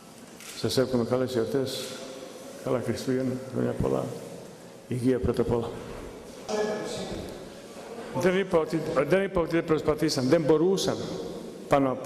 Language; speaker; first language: Greek; non-native, fluent; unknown